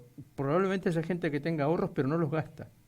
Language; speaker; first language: Spanish; native; Spanish